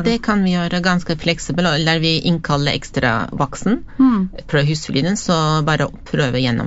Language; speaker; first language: Norwegian; non-native, fluent; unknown